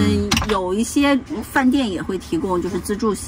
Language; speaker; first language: Chinese; native; Chinese